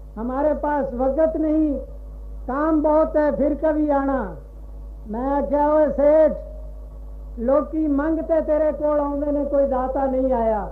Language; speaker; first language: Hindi; non-native, local second language; Punjabi